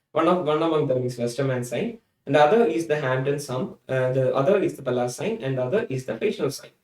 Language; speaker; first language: English; non-native, local second language; Malayalam